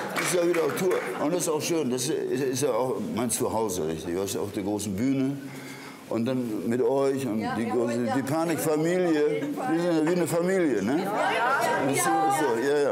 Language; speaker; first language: German; native; German